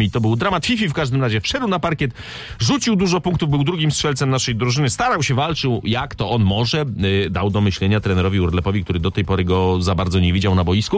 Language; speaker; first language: Polish; native; Polish